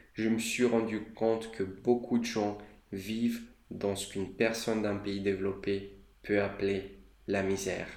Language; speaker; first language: French; non-native, fluent; Romanian